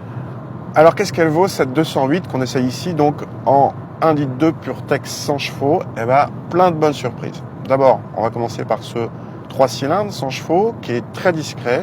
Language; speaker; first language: French; native; French